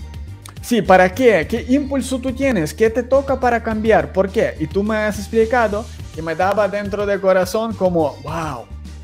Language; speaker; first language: Spanish; non-native, learner; Ukrainian